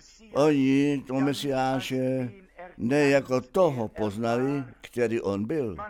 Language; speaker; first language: Czech; non-native, fluent; German